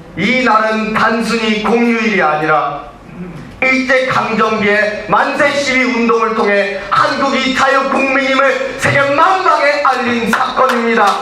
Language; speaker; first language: Korean; early bilingual, heritage; Korean